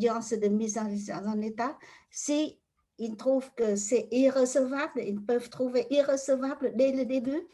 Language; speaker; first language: French; non-native, fluent; Vietnamese